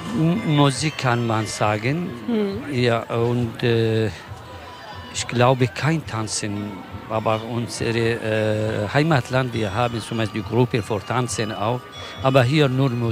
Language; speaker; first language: German; non-native, learner; Kurdish